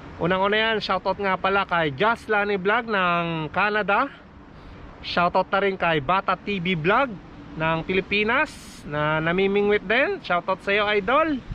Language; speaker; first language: Filipino; native; Filipino